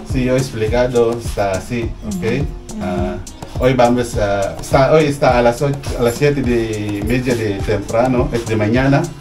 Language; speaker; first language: Spanish; non-native, learner; Filipino